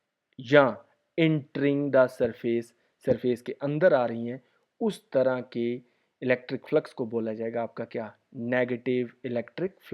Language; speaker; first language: Hindi; native; Hindi